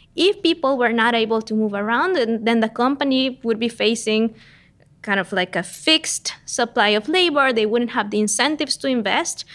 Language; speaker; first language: English; non-native, fluent; Spanish